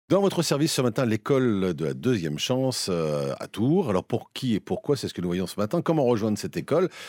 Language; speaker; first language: French; native; French